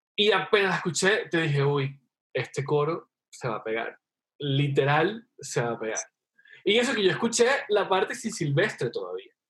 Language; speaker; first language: Spanish; native; Spanish